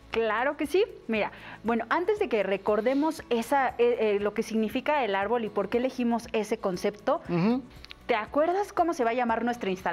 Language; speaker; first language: Spanish; native; Spanish